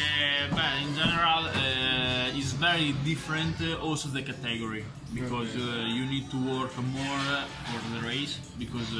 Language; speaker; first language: English; non-native, fluent; Italian